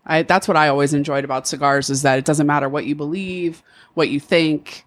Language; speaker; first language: English; native; English